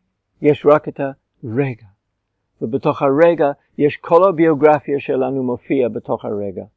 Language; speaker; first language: Hebrew; non-native, fluent; English